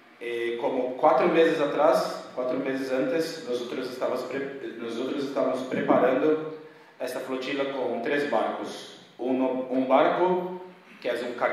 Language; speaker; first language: Spanish; non-native, fluent; Portuguese